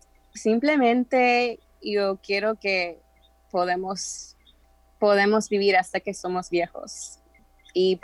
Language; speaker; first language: Spanish; early bilingual, heritage; Spanish